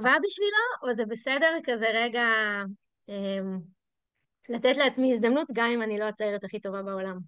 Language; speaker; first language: Hebrew; native; Hebrew